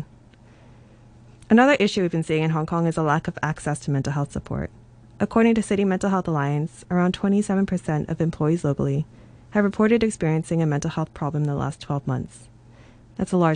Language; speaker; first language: English; non-native, local second language; Cantonese